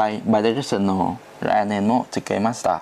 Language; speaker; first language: Japanese; non-native, learner; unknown